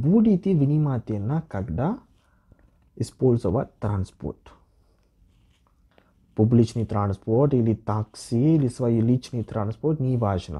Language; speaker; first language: Russian; non-native, learner; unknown